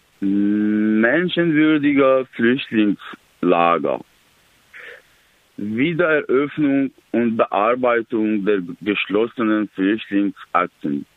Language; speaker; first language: German; non-native, learner; Persian